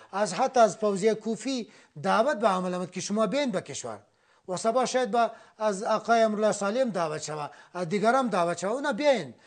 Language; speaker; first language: Persian; non-native, local second language; Pashto